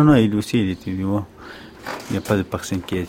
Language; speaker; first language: French; non-native, learner; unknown